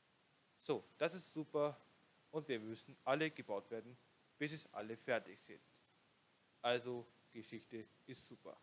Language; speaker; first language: German; non-native, local second language; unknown